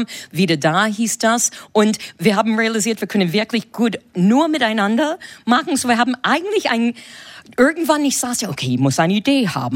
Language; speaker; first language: German; non-native, fluent; English